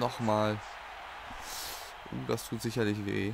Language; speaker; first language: German; native; German